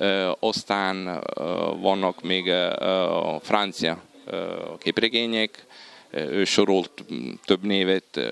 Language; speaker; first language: Hungarian; non-native, fluent; Italian